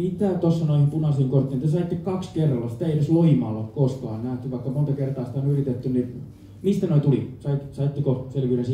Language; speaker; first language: Finnish; native; Finnish